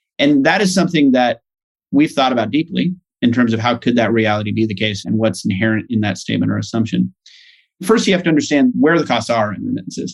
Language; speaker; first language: English; native; English